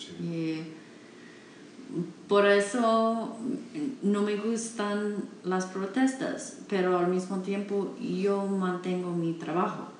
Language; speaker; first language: Spanish; non-native, learner; English